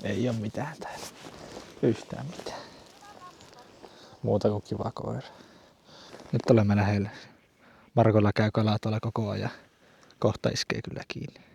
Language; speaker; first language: Finnish; native; Finnish